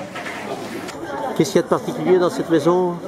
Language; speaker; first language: French; native; French